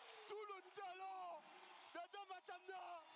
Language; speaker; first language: French; native; French